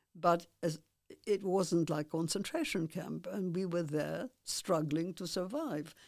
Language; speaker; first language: English; non-native, fluent; Polish